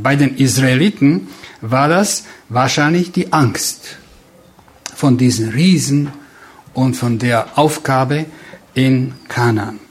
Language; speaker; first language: German; non-native, fluent; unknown